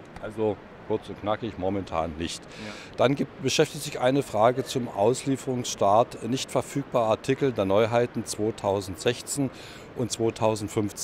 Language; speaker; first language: German; native; German